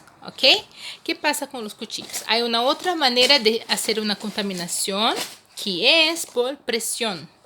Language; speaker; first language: Spanish; non-native, fluent; Portuguese